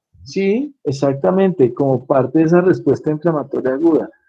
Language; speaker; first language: Spanish; native; Spanish